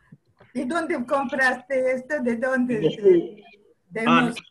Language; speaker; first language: Spanish; non-native, fluent; Russian